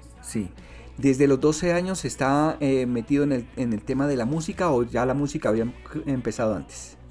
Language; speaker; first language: Spanish; native; Spanish